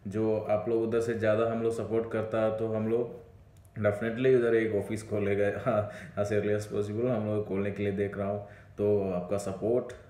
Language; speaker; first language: Hindi; non-native, local second language; Malayalam